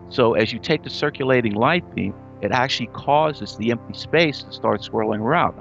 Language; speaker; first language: English; native; English